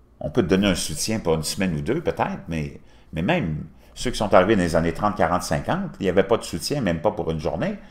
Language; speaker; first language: French; native; French